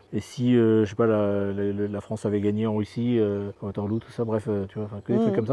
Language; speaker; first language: French; native; French